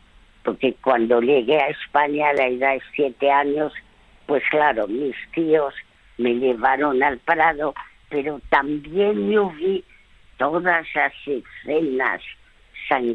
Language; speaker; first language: Spanish; early bilingual, other home language; French